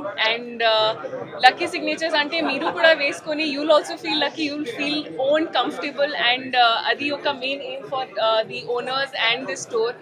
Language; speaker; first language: Telugu; non-native, local second language; Hindi